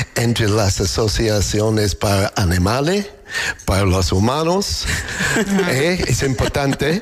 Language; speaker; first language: Spanish; non-native, learner; English